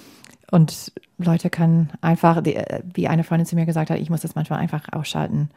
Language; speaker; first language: German; non-native, fluent; English